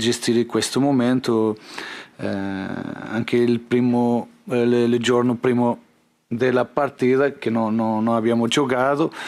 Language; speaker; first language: Italian; non-native, learner; Portuguese